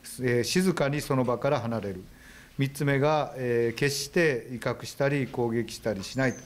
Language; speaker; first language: Japanese; native; Japanese